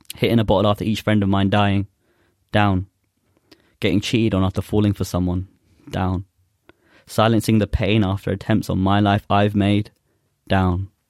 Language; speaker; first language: English; non-native, local second language; Urdu